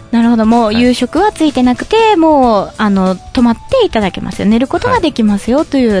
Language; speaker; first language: Japanese; native; Japanese